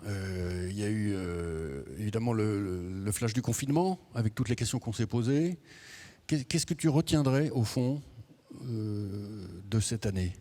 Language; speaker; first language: French; native; French